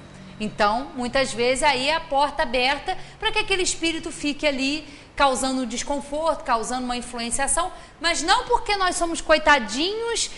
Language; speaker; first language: Portuguese; native; Portuguese